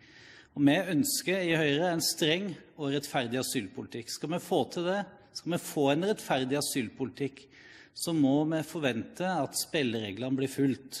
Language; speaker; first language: Norwegian; native; Norwegian